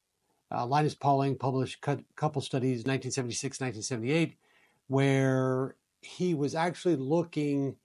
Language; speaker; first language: English; native; English